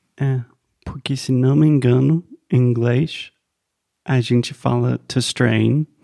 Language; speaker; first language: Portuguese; non-native, fluent; English